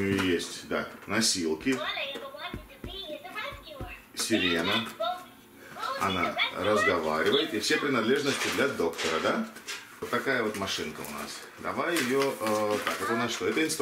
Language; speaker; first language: Russian; native; Russian